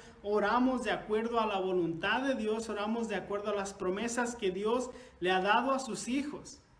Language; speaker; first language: Spanish; native; Spanish